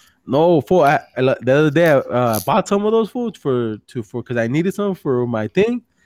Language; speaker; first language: English; early bilingual, other home language; Spanish